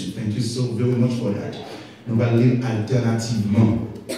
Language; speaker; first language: English; non-native, fluent; Haitian Creole